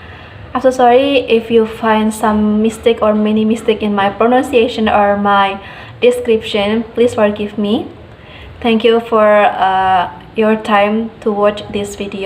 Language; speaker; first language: English; non-native, learner; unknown